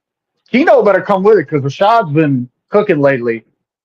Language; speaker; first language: English; native; English